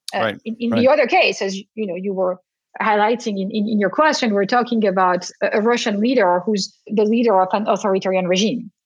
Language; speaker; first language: English; non-native, fluent; French